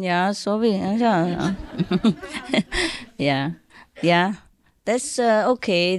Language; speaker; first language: German; non-native, learner; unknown